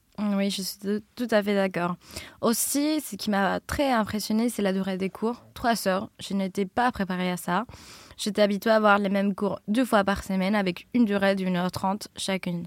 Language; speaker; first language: French; non-native, fluent; Spanish